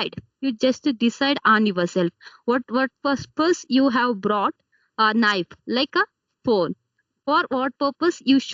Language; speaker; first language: English; non-native, learner; Kannada